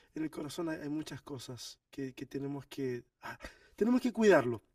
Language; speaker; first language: Spanish; native; Spanish